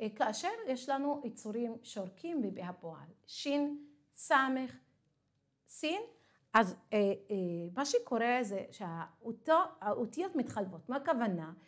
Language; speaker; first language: Hebrew; non-native, local second language; Arabic